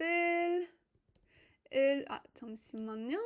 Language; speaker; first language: Korean; non-native, learner; English